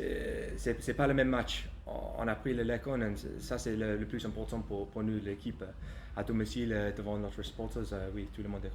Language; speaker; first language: French; non-native, learner; English